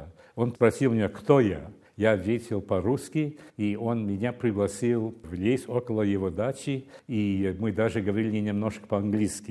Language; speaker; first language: Russian; non-native, fluent; English